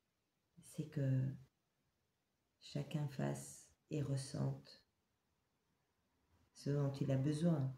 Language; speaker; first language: French; native; French